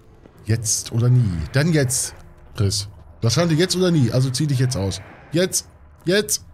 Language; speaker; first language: German; native; German